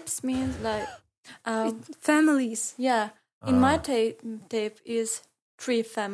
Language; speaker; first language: English; non-native, learner; Ingush